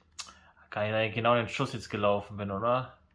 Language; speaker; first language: German; native; German